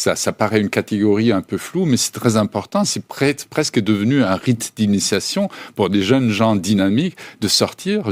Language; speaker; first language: French; native; French